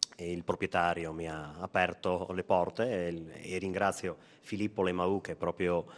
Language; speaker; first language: Italian; native; Italian